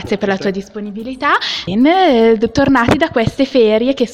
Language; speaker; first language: Italian; native; Italian